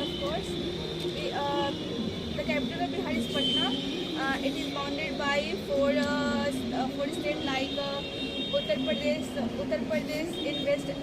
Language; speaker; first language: English; non-native, learner; Hindi